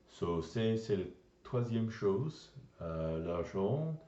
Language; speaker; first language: French; non-native, learner; English